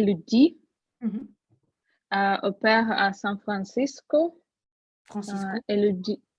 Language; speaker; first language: French; non-native, learner; Russian